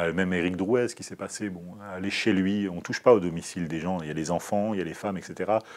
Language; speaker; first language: French; native; French